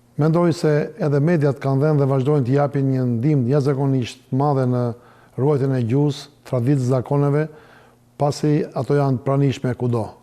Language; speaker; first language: Albanian; native; Albanian